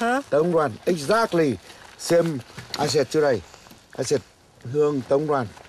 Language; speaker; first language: English; non-native, learner; Vietnamese